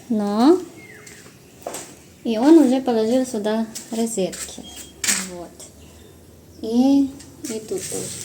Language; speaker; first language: Russian; non-native, learner; Filipino